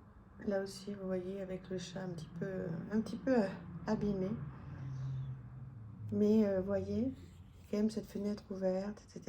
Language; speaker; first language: French; native; French